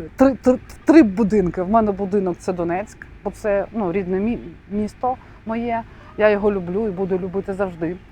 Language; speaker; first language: Ukrainian; non-native, local second language; Russian